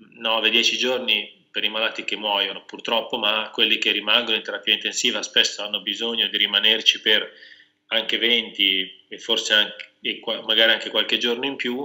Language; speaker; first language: Italian; native; Italian